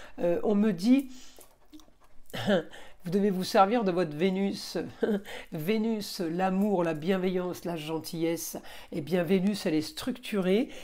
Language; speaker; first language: French; native; French